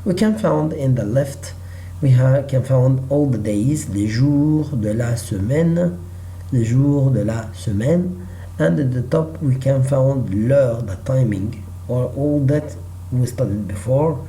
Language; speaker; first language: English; non-native, learner; Arabic